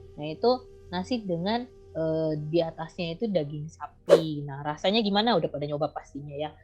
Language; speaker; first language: Indonesian; native; Indonesian